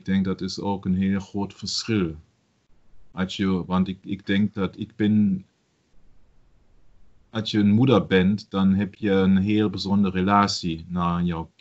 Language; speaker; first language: Dutch; non-native, learner; German